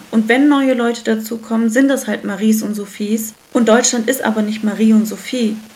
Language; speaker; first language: German; early bilingual, other home language; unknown